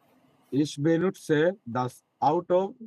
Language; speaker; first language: German; non-native, learner; Bangla